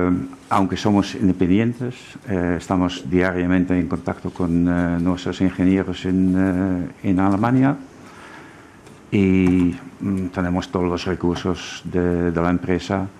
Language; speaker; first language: Spanish; non-native, fluent; German